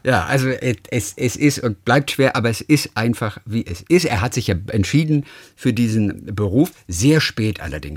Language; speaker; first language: German; native; German